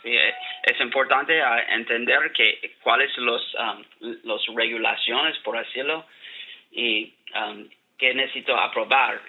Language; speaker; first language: Spanish; non-native, learner; English